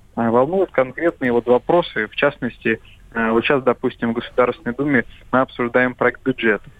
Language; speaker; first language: Russian; native; Russian